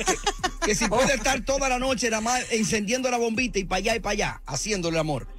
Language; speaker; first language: Spanish; native; Spanish